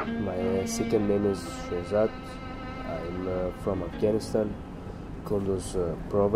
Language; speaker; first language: English; non-native, learner; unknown